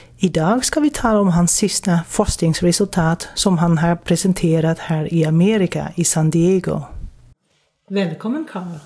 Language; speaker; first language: Swedish; non-native, fluent; Dutch